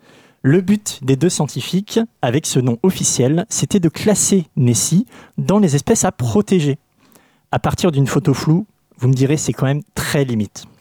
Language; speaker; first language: French; native; French